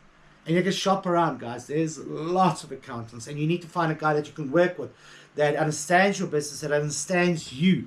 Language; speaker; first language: English; native; English